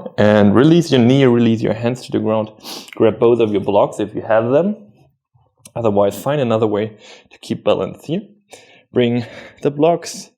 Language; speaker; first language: English; non-native, fluent; German